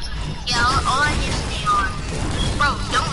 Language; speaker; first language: English; native; English